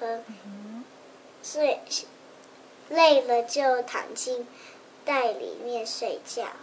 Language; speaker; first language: Chinese; native; Chinese